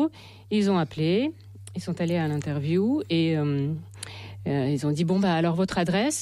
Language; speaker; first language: French; non-native, fluent; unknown